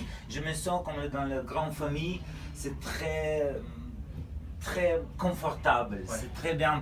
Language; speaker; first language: French; non-native, learner; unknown